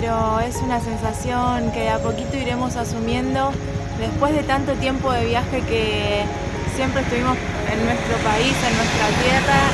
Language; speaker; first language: Spanish; native; Spanish